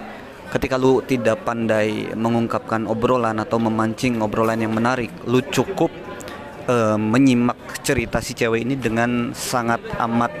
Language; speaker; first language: Indonesian; native; Indonesian